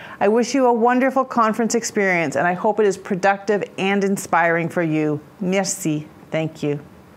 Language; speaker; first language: English; native; English